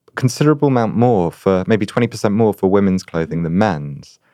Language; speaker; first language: English; native; English